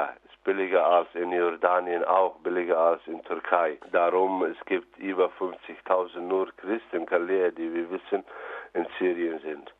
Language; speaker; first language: German; non-native, fluent; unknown